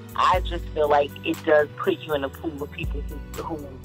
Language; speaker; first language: English; native; English